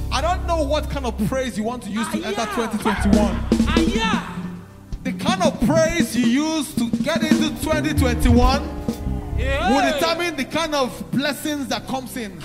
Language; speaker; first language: English; non-native, local second language; Igbo